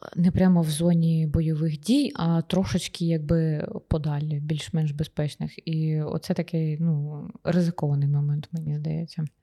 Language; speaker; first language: Ukrainian; native; Ukrainian